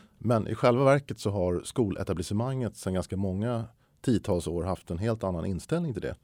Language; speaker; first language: Swedish; native; Swedish